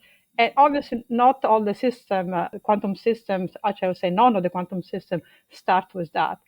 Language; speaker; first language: English; non-native, fluent; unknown